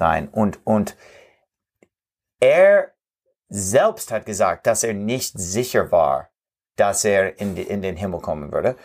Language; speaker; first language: German; non-native, fluent; English